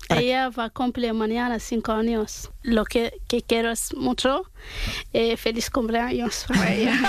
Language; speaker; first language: Spanish; non-native, learner; Arabic